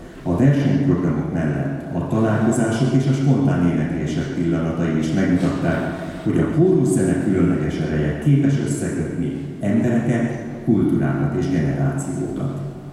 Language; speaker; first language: Hungarian; native; Hungarian